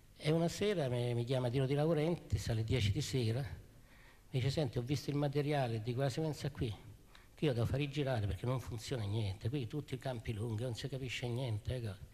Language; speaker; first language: Italian; native; Italian